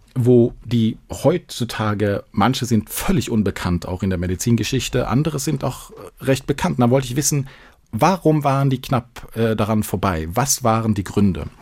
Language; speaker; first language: German; non-native, fluent; Swedish